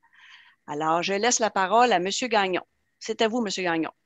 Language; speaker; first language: French; native; French